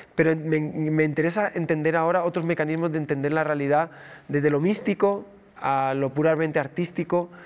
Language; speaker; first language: Spanish; native; Spanish